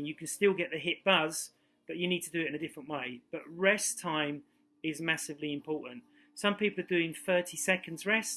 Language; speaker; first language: English; native; English